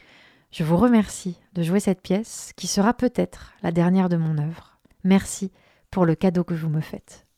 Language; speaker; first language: French; native; French